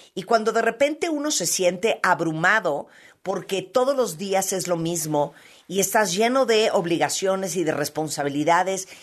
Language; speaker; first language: Spanish; native; Spanish